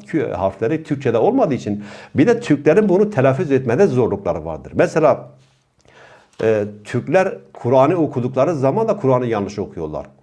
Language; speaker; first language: Turkish; non-native, local second language; Kurdish